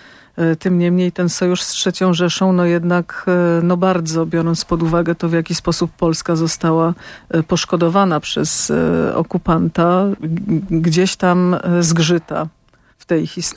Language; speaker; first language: Polish; native; Polish